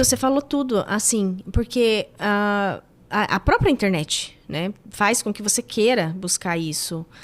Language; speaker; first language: Portuguese; native; Portuguese